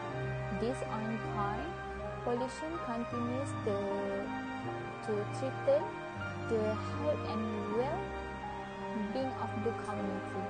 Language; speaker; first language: English; non-native, local second language; Malay